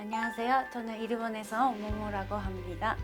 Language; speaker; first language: Korean; non-native, learner; Japanese